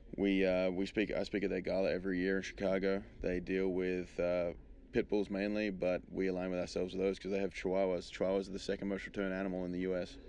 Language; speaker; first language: English; native; English